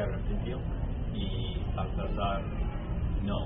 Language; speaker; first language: Spanish; non-native, learner; English